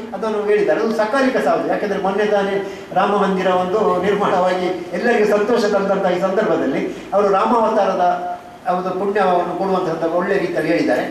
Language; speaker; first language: Kannada; non-native, local second language; Konkani